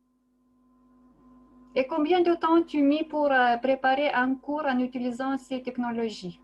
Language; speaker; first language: French; non-native, fluent; Lithuanian